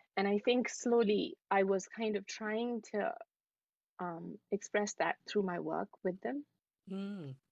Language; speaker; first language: English; non-native, local second language; Hindi